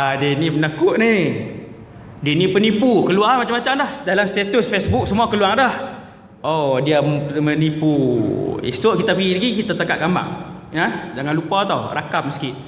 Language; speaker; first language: Malay; native; Malay